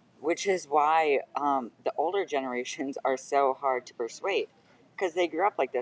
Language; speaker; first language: English; native; English